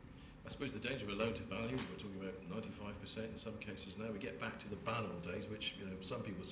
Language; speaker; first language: English; native; English